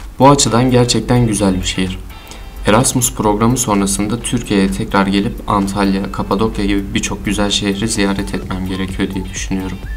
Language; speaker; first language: Turkish; non-native, learner; French